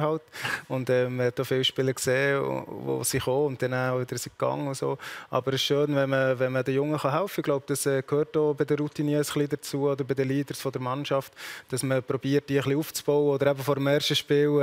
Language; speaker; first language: German; native; German